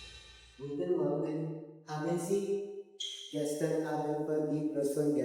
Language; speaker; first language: German; non-native, learner; Filipino